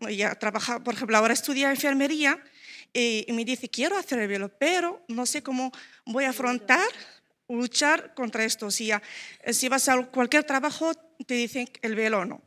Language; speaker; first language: Spanish; non-native, learner; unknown